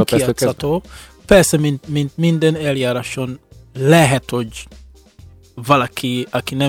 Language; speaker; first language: Hungarian; non-native, fluent; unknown